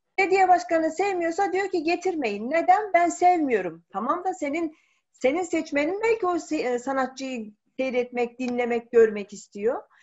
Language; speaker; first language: Turkish; native; Turkish